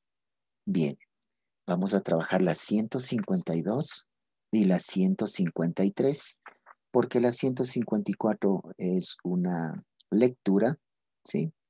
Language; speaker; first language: Spanish; native; Spanish